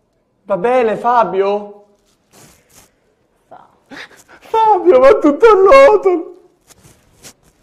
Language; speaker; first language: Italian; native; Italian